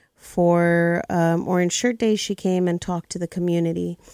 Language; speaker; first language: English; early bilingual, other home language; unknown